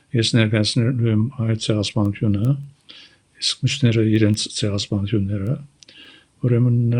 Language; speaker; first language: Armenian; early bilingual, heritage; Armenian